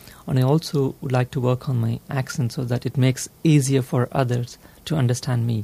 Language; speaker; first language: English; non-native, local second language; Tamil